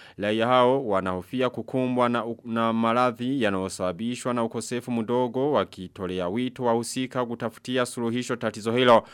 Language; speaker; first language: Swahili; non-native, local second language; Rundi